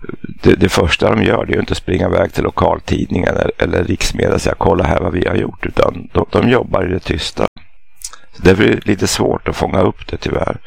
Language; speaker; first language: Swedish; native; Swedish